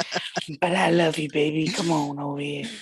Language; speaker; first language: English; native; English